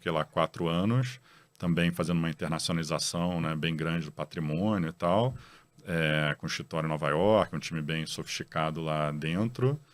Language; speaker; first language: Portuguese; native; Portuguese